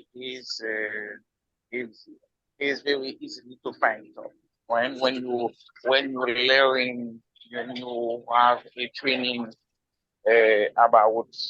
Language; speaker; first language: English; non-native, learner; Haitian Creole